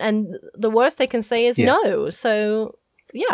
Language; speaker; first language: English; native; English